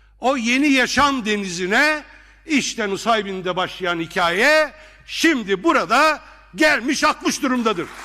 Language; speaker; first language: Turkish; non-native, local second language; Arabic